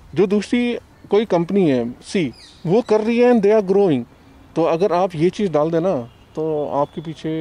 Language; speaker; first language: Hindi; native; Hindi